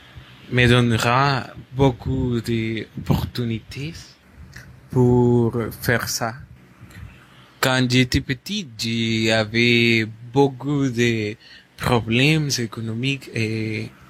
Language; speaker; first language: French; non-native, learner; Spanish